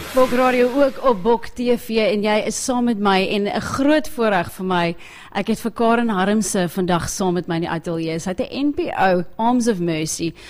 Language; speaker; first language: Afrikaans; native; Afrikaans